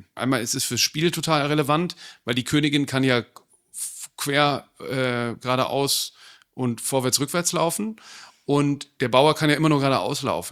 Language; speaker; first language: German; native; German